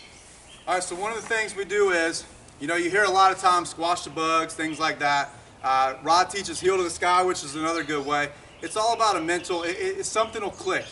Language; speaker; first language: English; native; English